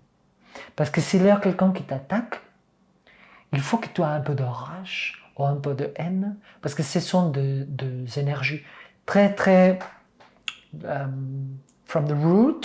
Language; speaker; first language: French; non-native, fluent; Catalan